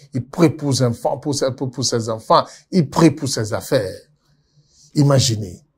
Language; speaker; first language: French; non-native, local second language; Yoruba